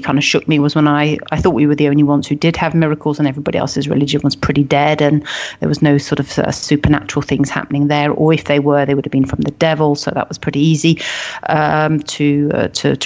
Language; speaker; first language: English; native; English